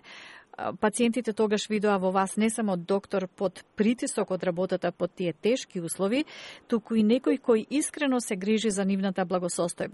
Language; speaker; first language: Macedonian; native; Macedonian